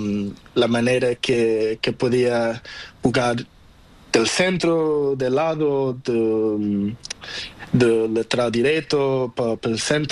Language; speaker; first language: Spanish; non-native, learner; Portuguese